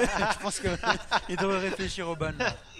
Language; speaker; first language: French; native; French